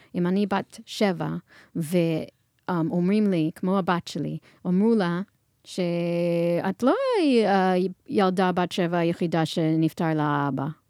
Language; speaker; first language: Hebrew; non-native, fluent; English